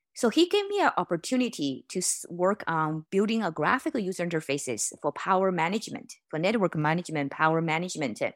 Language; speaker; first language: English; non-native, fluent; Chinese